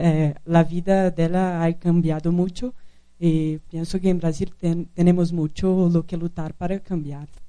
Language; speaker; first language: Spanish; non-native, fluent; Portuguese